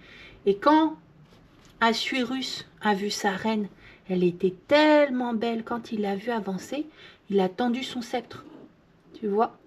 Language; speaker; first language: French; native; French